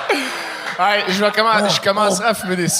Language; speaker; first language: French; native; French